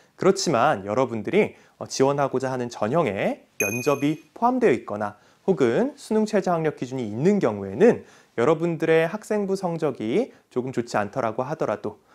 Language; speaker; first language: Korean; native; Korean